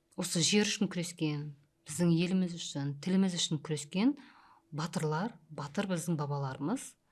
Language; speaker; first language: Kazakh; native; Kazakh